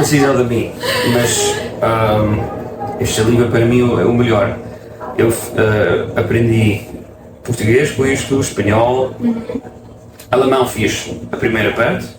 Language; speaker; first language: Portuguese; non-native, fluent; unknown